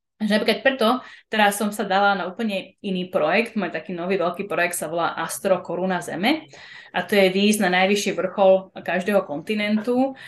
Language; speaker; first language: Slovak; early bilingual, heritage; Slovak